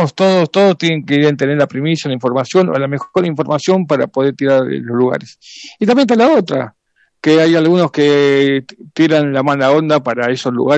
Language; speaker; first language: Spanish; native; Spanish